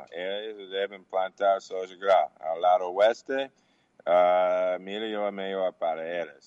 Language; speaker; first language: Portuguese; non-native, learner; English